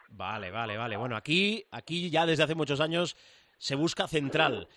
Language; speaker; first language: Spanish; native; Spanish